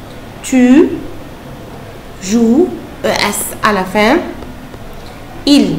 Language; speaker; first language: French; non-native, fluent; Arabic